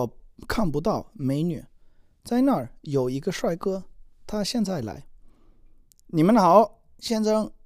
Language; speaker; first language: Chinese; non-native, learner; English